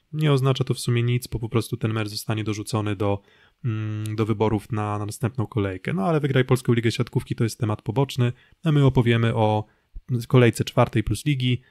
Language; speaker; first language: Polish; native; Polish